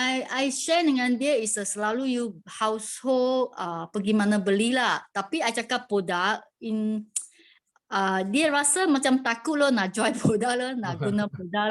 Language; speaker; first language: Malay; non-native, local second language; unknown